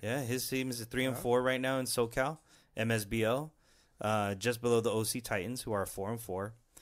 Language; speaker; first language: English; native; English